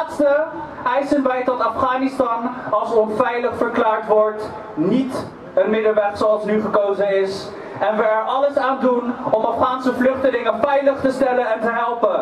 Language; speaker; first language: Dutch; early bilingual, other home language; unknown